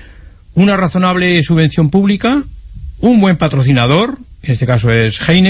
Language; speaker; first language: Spanish; native; Spanish